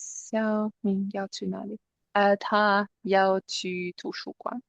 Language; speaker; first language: Chinese; non-native, learner; English